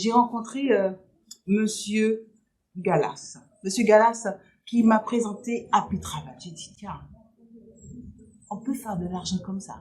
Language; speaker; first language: French; native; French